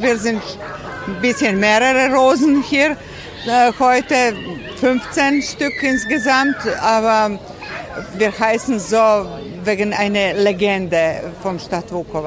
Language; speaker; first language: German; early bilingual, heritage; German